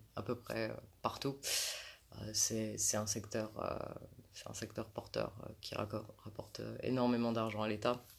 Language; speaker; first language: French; native; French